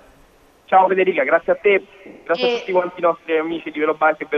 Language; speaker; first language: Italian; native; Italian